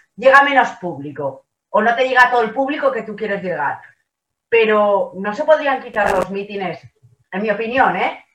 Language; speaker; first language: Spanish; native; Spanish